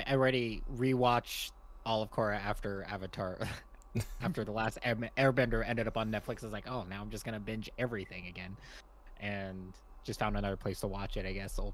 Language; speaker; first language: English; native; English